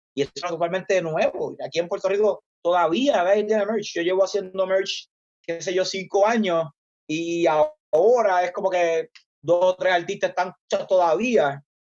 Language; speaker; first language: Spanish; native; Spanish